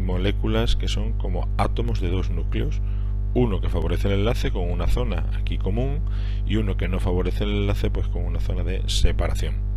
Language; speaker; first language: Spanish; native; Spanish